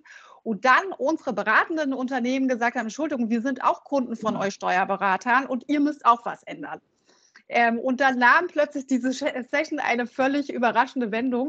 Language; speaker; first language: German; native; German